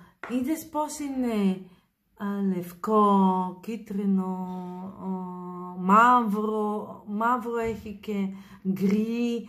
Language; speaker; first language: Greek; non-native, learner; Bulgarian